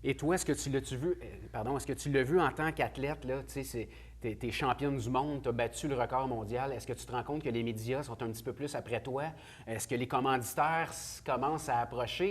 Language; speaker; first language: French; native; French